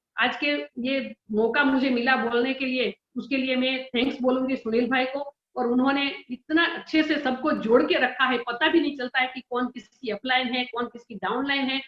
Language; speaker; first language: Hindi; non-native, local second language; Gujarati